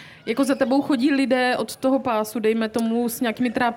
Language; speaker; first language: Czech; native; Czech